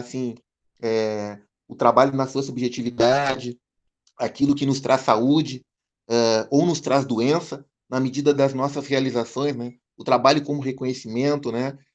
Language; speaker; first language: Portuguese; native; Portuguese